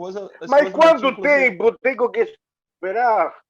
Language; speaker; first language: Portuguese; non-native, learner; Spanish